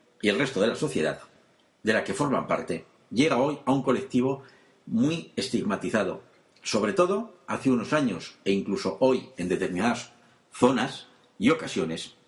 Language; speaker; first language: Spanish; native; Spanish